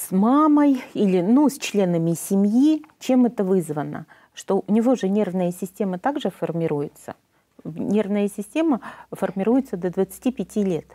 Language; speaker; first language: Russian; native; Russian